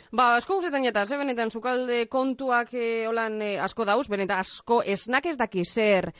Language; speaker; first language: Basque; native; Basque